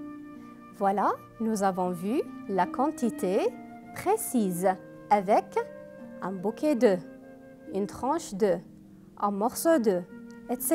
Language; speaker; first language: French; non-native, fluent; Arabic